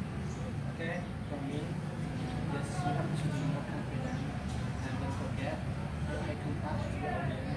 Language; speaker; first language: English; non-native, learner; Indonesian